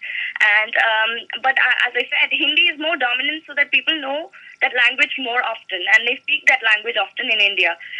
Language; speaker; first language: English; non-native, local second language; Malayalam